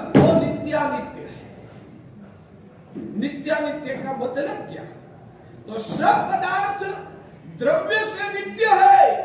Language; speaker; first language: Hindi; non-native, local second language; Gujarati